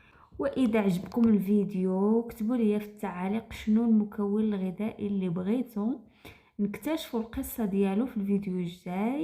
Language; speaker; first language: Arabic; native; Arabic